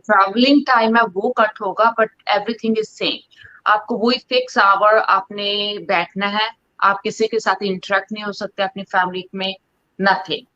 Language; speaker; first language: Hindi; non-native, local second language; Punjabi